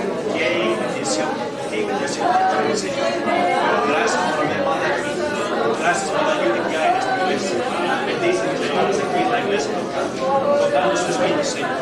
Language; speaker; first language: Spanish; non-native, fluent; English